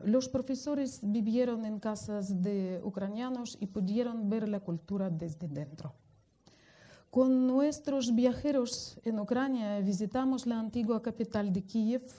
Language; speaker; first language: Spanish; non-native, fluent; Russian